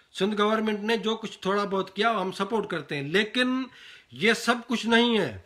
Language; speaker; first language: Urdu; non-native, local second language; Sindhi